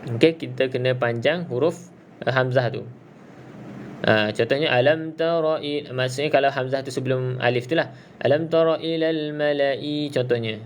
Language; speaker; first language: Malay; native; Malay